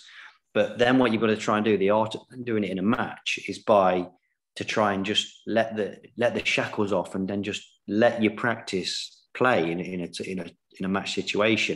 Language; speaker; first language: English; native; English